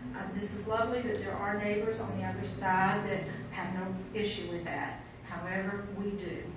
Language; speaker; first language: English; native; English